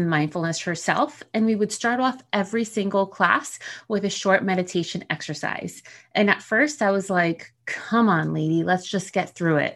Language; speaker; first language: English; early bilingual, other home language; Spanish